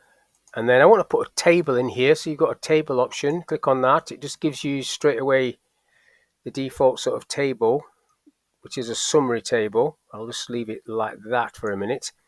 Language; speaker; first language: English; native; English